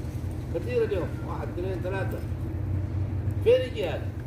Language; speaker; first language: Arabic; non-native, learner; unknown